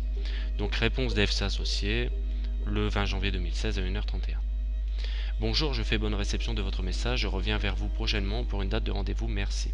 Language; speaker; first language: French; native; French